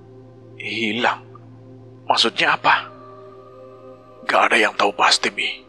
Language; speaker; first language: Indonesian; native; Indonesian